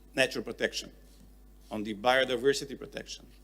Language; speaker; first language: English; non-native, fluent; Slovenian